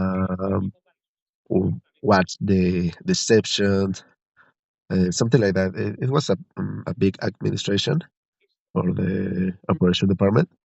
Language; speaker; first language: English; non-native, learner; Spanish